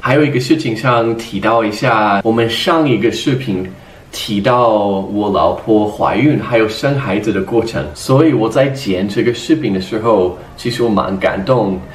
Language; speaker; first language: Chinese; non-native, fluent; English